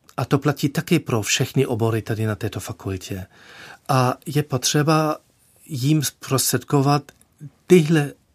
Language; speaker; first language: Czech; non-native, fluent; German